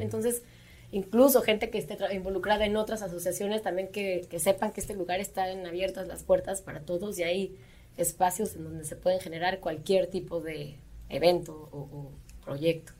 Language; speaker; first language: Spanish; native; Spanish